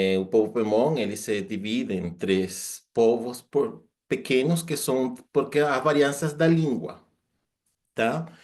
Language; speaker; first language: Portuguese; non-native, fluent; Spanish